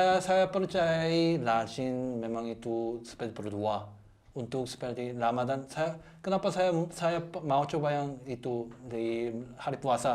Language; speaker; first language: Indonesian; non-native, learner; Korean